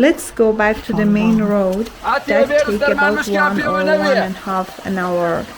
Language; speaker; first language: English; non-native, learner; Kurdish